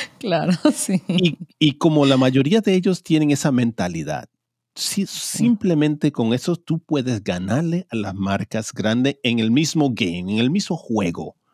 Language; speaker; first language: Spanish; early bilingual, heritage; Spanish